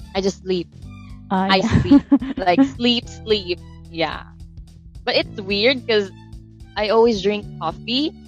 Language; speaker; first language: English; non-native, local second language; Filipino